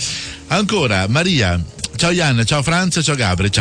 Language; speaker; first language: Italian; native; Italian